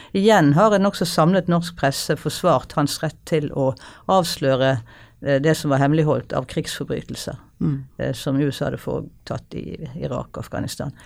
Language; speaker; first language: Norwegian; native; Norwegian